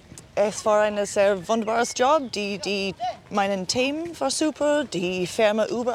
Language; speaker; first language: German; non-native, fluent; English